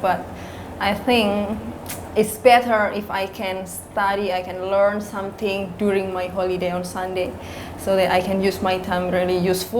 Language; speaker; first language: English; non-native, learner; Indonesian